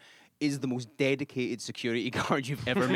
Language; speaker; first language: English; native; English